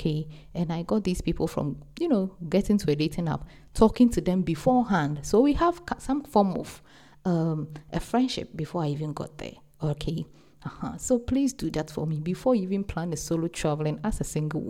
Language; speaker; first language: English; non-native, local second language; Akan